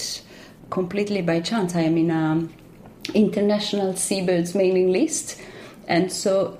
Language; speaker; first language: English; non-native, fluent; Italian